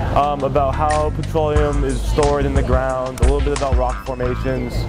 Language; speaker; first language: English; native; English